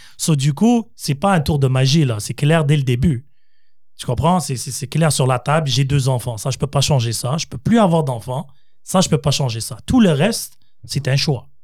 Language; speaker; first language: French; native; French